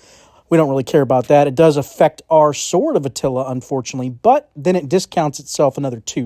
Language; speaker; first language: English; native; English